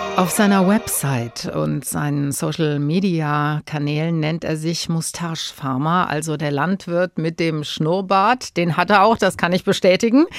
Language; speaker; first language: German; native; German